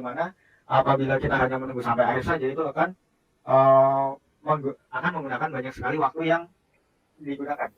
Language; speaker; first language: Indonesian; native; Indonesian